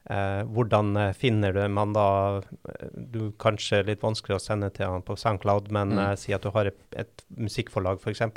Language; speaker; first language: Norwegian; native; Norwegian